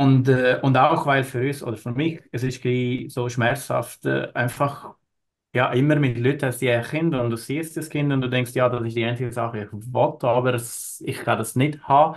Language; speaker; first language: German; non-native, learner; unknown